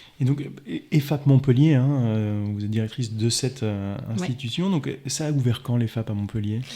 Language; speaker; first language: French; native; French